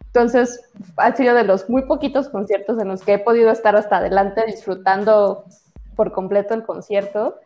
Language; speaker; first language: Spanish; native; Spanish